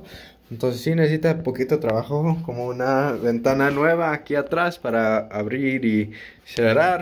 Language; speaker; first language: Spanish; early bilingual, heritage; English